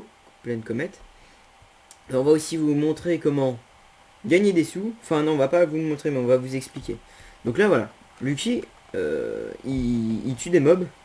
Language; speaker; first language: French; native; French